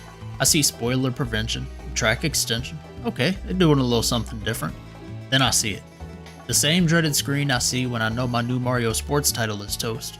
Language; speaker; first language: English; native; English